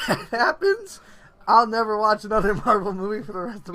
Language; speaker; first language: English; native; English